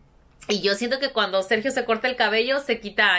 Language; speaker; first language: Spanish; native; Spanish